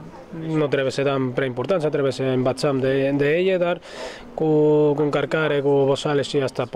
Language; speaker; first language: Romanian; non-native, fluent; Arabic